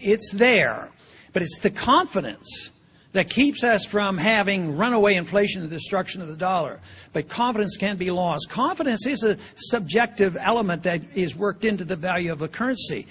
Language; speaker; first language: English; native; English